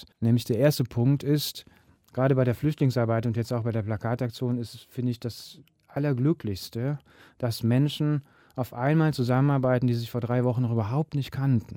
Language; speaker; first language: German; native; German